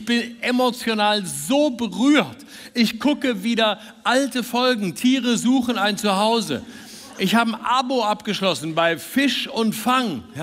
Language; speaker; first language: German; native; German